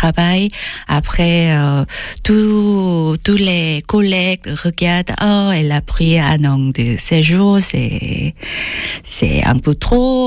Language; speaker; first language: French; non-native, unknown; Korean